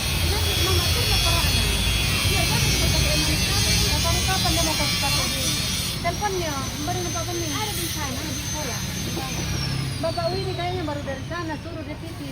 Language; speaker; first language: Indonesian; non-native, local second language; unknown